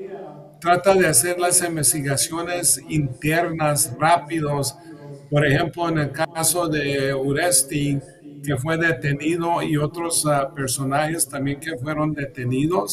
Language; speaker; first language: Spanish; early bilingual, heritage; English